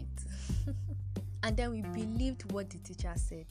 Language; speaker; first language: English; non-native, local second language; Yoruba